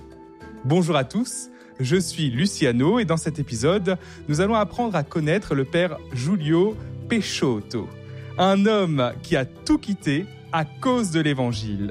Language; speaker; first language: French; native; French